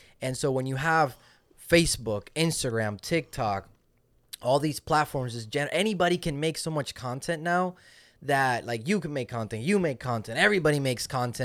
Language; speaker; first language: English; non-native, local second language; Spanish